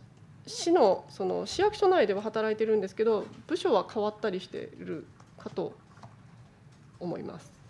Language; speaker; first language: Japanese; native; Japanese